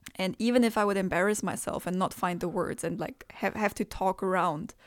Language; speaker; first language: English; non-native, fluent; Indonesian